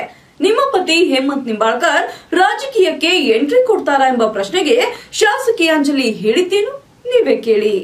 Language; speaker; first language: Kannada; native; Kannada